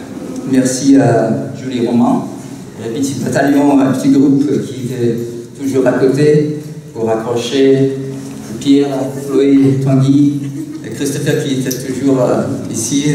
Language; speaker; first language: French; non-native, learner; Russian